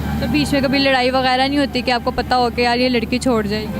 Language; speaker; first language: Hindi; non-native, local second language; Pashto